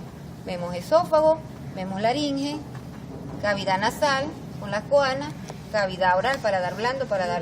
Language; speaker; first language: Spanish; native; Spanish